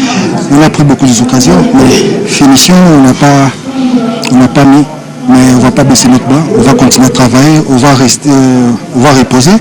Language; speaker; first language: French; non-native, local second language; Lingala